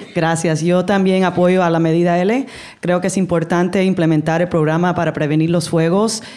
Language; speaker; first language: Spanish; early bilingual, heritage; Spanish